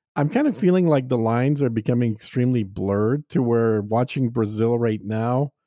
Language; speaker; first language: English; native; English